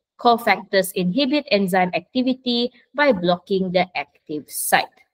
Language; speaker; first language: English; non-native, local second language; Malay